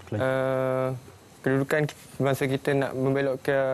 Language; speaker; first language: Malay; native; Malay